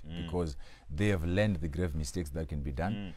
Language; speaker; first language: English; non-native, local second language; Shona